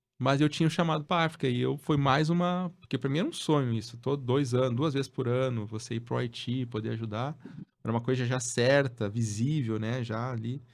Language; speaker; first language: Portuguese; native; Portuguese